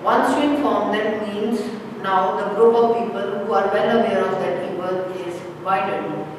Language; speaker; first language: English; non-native, local second language; Urdu